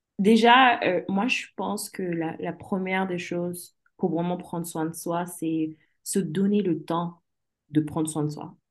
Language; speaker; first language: French; early bilingual, other home language; English